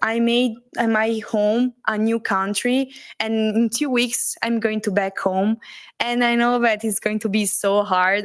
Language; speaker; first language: English; non-native, learner; Italian